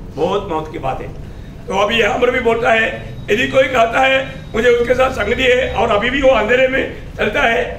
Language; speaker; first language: Hindi; non-native, local second language; Malayalam